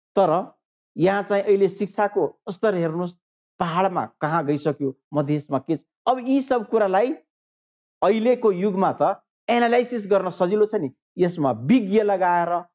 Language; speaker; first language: Nepali; non-native, local second language; Maithili